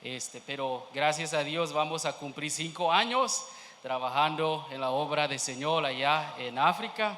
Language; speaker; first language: Spanish; non-native, learner; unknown